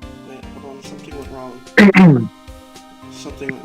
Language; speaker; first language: English; native; English